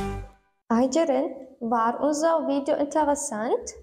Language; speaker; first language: German; non-native, learner; Turkmen